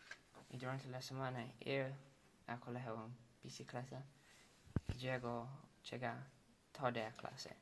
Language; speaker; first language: Spanish; non-native, learner; English